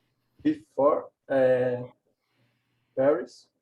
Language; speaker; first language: English; non-native, learner; Portuguese